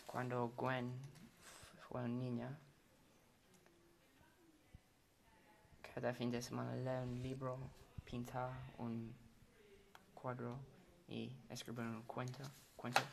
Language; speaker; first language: Spanish; non-native, learner; English